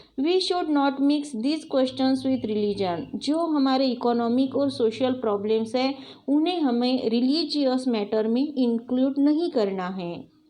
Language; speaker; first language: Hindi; non-native, local second language; Marathi